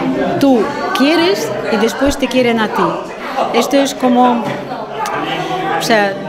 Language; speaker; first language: Spanish; non-native, fluent; Russian